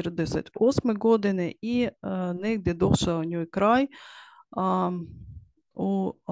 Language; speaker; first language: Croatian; non-native, learner; Ukrainian